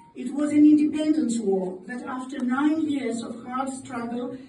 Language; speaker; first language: English; non-native, fluent; Greek